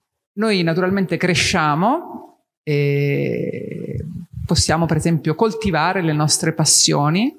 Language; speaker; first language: Italian; native; Italian